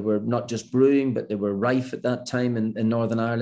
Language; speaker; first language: English; native; English